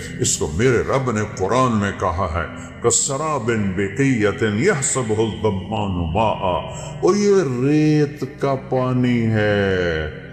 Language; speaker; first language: Urdu; non-native, local second language; Punjabi